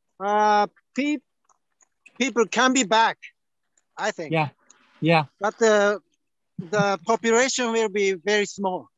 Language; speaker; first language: English; non-native, learner; Japanese